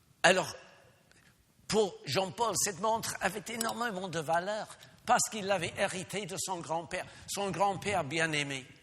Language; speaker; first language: French; non-native, fluent; English